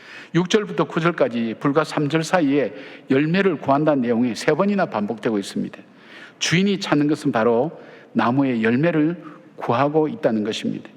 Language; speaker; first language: Korean; native; Korean